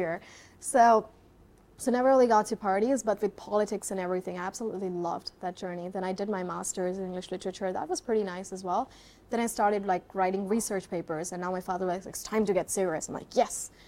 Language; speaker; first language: English; non-native, local second language; Haryanvi